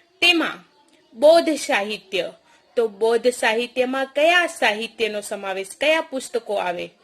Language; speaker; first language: Gujarati; native; Gujarati